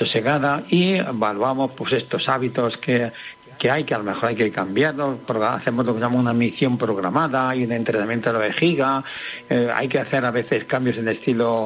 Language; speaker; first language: Spanish; native; Spanish